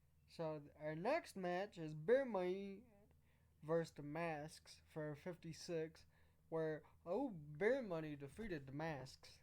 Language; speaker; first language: English; native; English